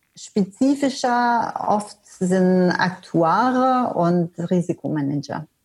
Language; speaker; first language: German; non-native, fluent; English